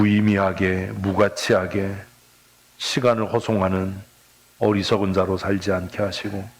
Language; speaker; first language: Korean; native; Korean